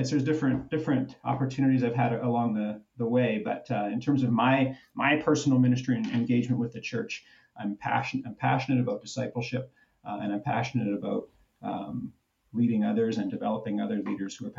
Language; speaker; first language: English; native; English